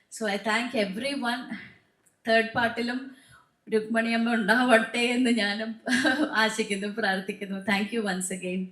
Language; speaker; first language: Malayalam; native; Malayalam